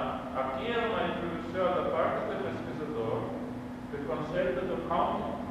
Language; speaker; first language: Portuguese; non-native, learner; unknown